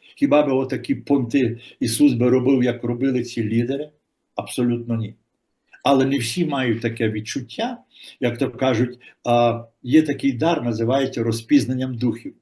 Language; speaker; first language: Ukrainian; native; Ukrainian